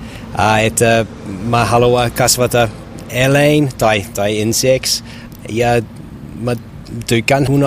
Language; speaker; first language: Finnish; non-native, learner; English